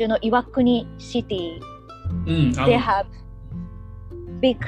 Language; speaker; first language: English; non-native, learner; Japanese